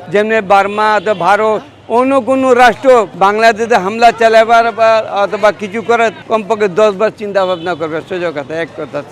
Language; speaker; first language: Bangla; non-native, local second language; Urdu